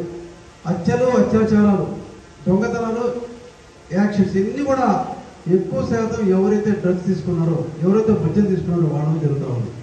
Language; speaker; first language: Telugu; native; Telugu